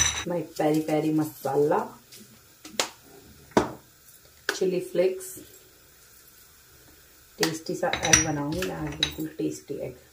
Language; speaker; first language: Hindi; native; Hindi